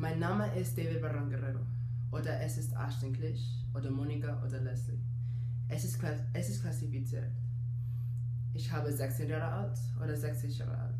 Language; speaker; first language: German; non-native, learner; Spanish